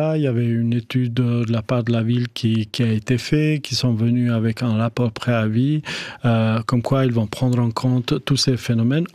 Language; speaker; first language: French; non-native, fluent; Albanian